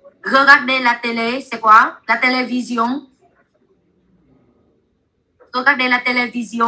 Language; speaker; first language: French; non-native, fluent; Vietnamese